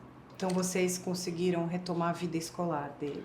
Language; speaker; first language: Portuguese; native; Portuguese